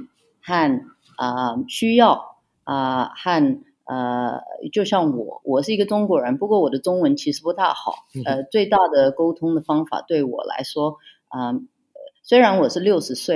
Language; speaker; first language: Chinese; early bilingual, heritage; Chinese